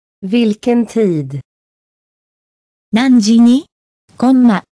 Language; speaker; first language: Japanese; native; Japanese